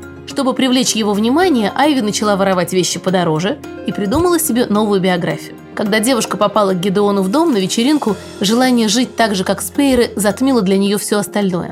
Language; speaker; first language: Russian; native; Russian